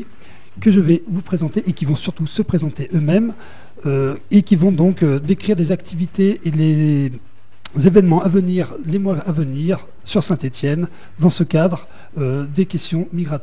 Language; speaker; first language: French; native; French